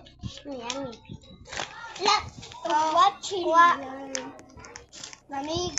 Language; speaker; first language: Filipino; native; Filipino